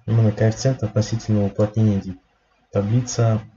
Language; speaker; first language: Russian; non-native, local second language; Kazakh